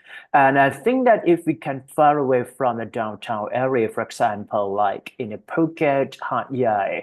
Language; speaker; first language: English; non-native, fluent; Thai